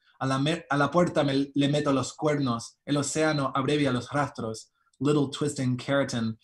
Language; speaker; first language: Spanish; early bilingual, heritage; Spanish